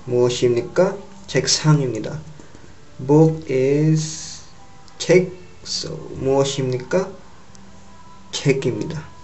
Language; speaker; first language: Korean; non-native, learner; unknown